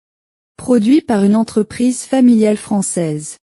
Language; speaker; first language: French; non-native, learner; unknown